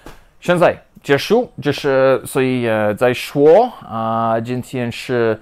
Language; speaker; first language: Chinese; non-native, learner; English